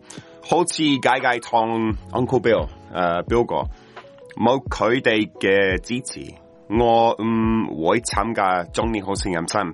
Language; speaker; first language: Cantonese; non-native, learner; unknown